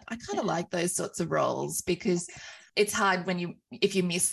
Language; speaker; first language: English; native; English